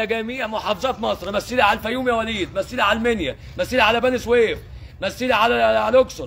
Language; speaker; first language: Arabic; native; Arabic